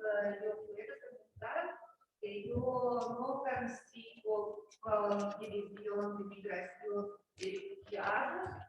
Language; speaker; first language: Spanish; non-native, learner; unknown